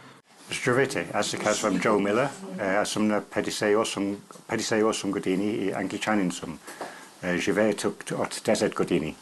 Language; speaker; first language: Bulgarian; non-native, fluent; English